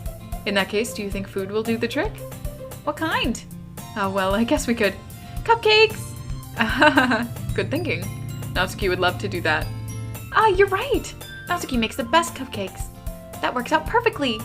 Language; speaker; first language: English; native; English